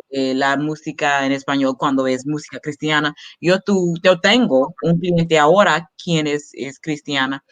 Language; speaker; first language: Spanish; non-native, learner; English